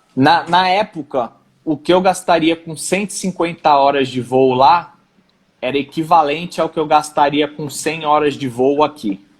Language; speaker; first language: Portuguese; native; Portuguese